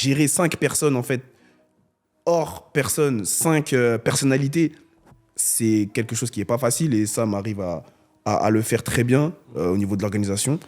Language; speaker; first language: French; native; French